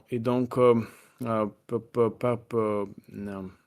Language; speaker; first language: French; non-native, learner; Russian